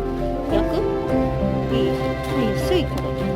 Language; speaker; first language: Japanese; non-native, learner; Filipino